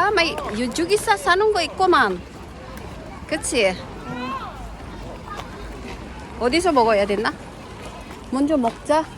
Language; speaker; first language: Korean; non-native, learner; Filipino